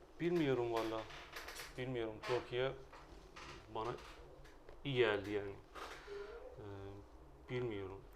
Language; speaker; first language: Turkish; non-native, learner; Persian